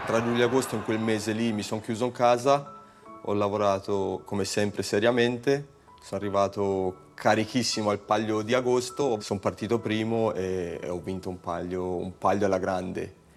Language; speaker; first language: Italian; native; Italian